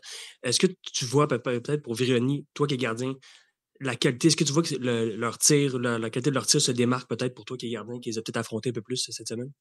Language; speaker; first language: French; native; French